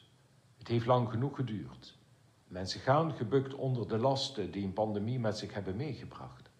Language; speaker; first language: Dutch; native; Dutch